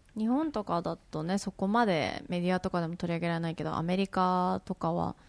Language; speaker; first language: Japanese; native; Japanese